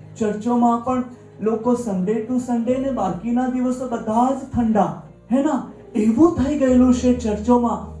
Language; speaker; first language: Gujarati; non-native, local second language; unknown